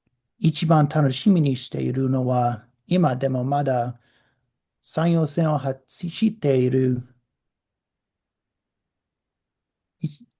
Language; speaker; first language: Japanese; non-native, learner; English